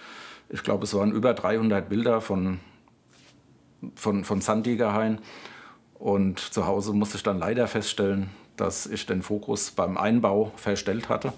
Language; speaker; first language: German; native; German